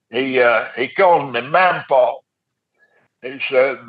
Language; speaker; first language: English; native; English